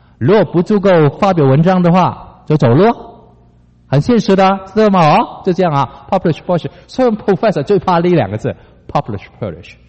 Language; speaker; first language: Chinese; non-native, local second language; Cantonese